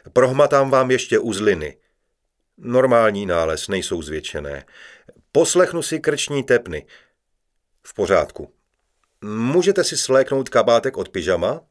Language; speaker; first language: Czech; non-native, learner; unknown